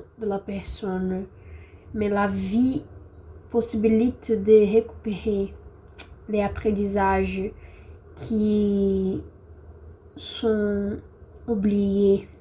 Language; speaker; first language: French; non-native, learner; Portuguese